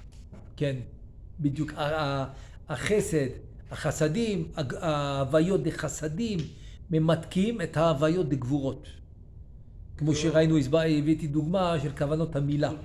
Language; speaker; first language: Hebrew; non-native, fluent; French